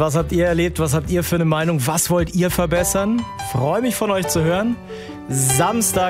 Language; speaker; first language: German; native; German